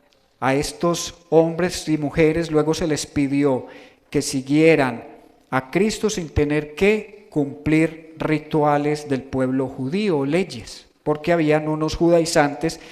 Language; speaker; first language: Spanish; native; Spanish